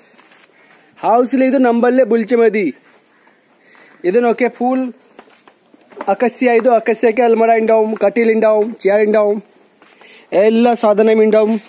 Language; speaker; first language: Malayalam; non-native, learner; Hindi